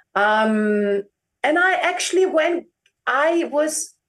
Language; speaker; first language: English; non-native, fluent; German